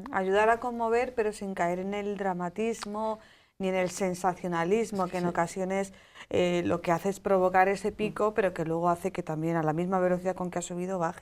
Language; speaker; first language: Spanish; native; Spanish